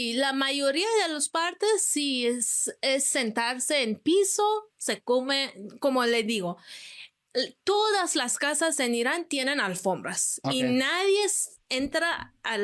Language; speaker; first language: Spanish; non-native, fluent; Persian